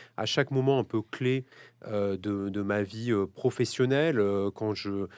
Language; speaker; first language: French; native; French